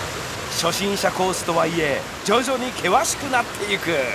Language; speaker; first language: Japanese; native; Japanese